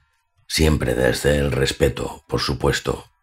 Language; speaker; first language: Spanish; native; Spanish